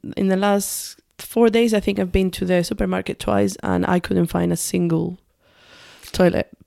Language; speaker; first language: English; non-native, fluent; Spanish